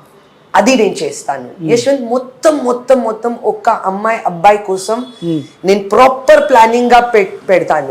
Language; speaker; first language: Telugu; non-native, fluent; Hindi